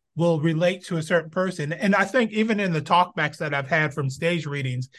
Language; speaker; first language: English; native; English